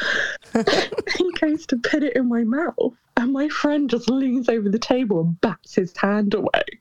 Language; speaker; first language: English; native; English